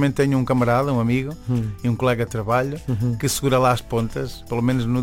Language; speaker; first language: Portuguese; native; Portuguese